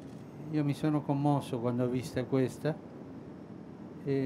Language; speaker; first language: Italian; non-native, fluent; Spanish